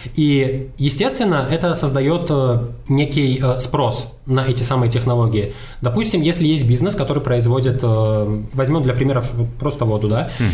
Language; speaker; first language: Russian; non-native, local second language; Tajik